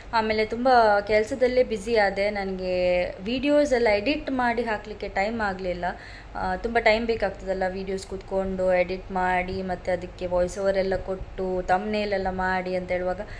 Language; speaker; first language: Kannada; non-native, local second language; Konkani